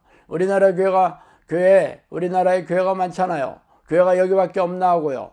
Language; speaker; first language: Korean; native; Korean